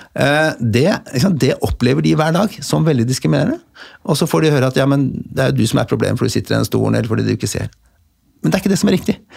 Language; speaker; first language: Norwegian; native; Norwegian